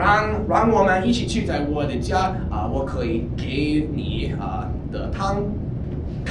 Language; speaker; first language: Chinese; non-native, learner; English